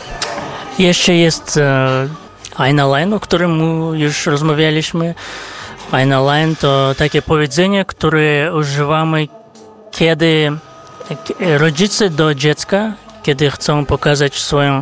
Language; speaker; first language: Polish; non-native, fluent; Kazakh